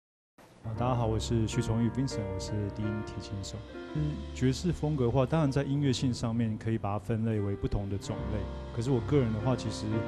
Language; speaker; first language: Chinese; native; Chinese